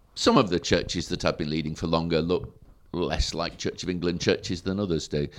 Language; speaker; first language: English; native; English